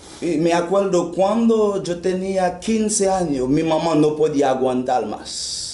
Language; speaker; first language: Spanish; non-native, fluent; Haitian Creole